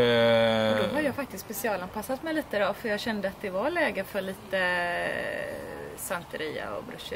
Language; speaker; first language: Swedish; native; Swedish